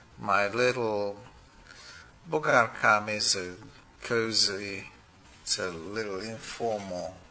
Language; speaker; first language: English; non-native, fluent; Hungarian